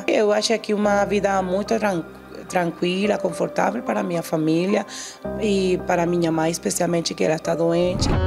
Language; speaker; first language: Portuguese; non-native, fluent; Spanish